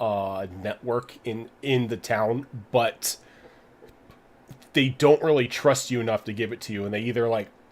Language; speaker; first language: English; native; English